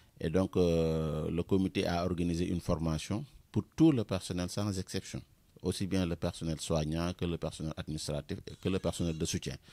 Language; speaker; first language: French; non-native, local second language; Wolof